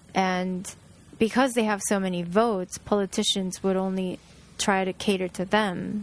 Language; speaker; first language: English; non-native, fluent; Japanese